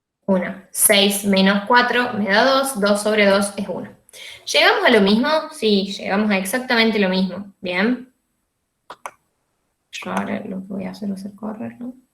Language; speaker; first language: Spanish; native; Spanish